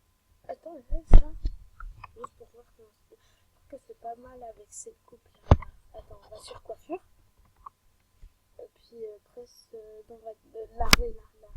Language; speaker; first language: French; native; French